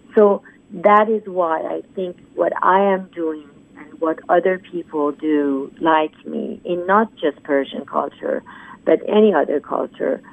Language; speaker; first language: English; non-native, fluent; Persian